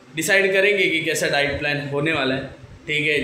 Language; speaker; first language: Hindi; non-native, local second language; Marathi